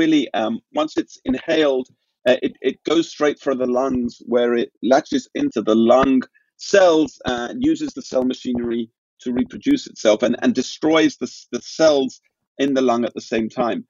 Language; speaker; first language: English; native; English